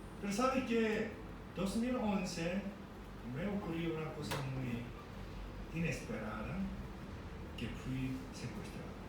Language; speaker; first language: Spanish; non-native, fluent; Korean